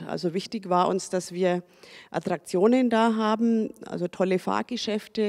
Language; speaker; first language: German; native; German